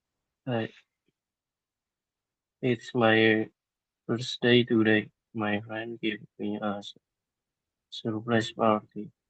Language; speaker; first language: English; non-native, learner; Indonesian